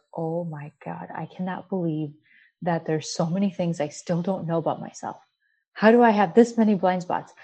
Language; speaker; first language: English; early bilingual, other home language; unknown